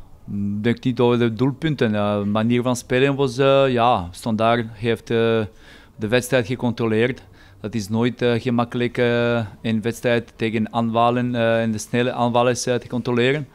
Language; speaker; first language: Dutch; non-native, fluent; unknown